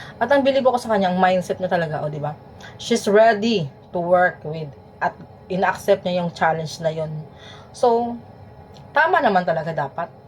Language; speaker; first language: Filipino; native; Filipino